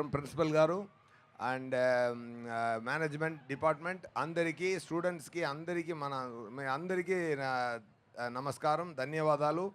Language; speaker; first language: Telugu; non-native, fluent; Tamil